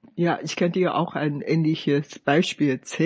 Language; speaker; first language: German; non-native, fluent; Chinese